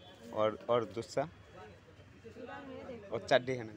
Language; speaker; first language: Hindi; non-native, learner; Bangla